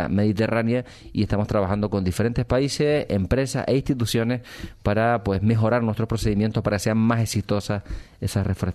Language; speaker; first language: Spanish; native; Spanish